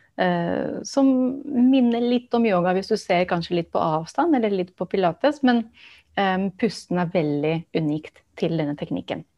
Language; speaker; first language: Norwegian; non-native, fluent; English